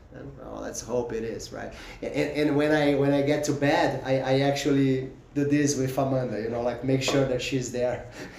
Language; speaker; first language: English; non-native, fluent; Portuguese